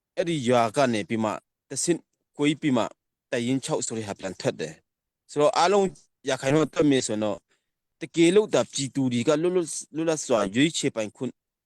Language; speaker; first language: Burmese; non-native, local second language; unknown